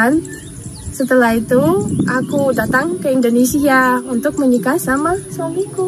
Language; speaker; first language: Indonesian; non-native, fluent; Russian